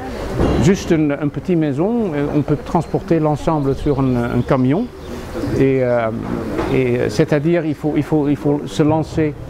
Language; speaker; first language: French; non-native, fluent; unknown